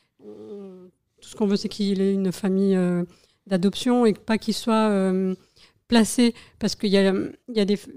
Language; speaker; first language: French; native; French